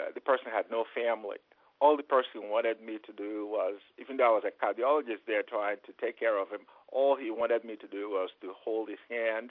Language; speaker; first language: English; non-native, local second language; Igbo